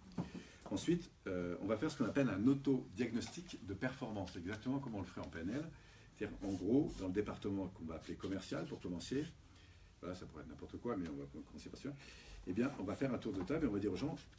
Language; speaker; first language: French; native; French